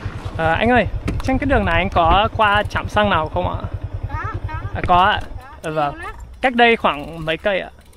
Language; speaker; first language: Vietnamese; non-native, fluent; English